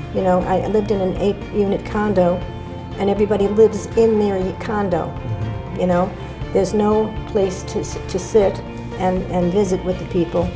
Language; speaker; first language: English; native; English